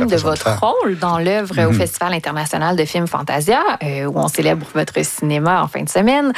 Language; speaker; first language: French; native; French